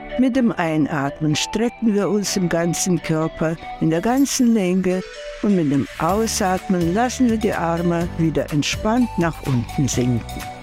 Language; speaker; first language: German; non-native, fluent; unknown